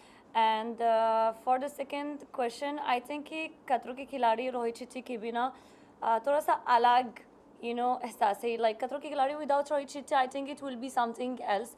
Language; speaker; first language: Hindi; non-native, learner; Arabic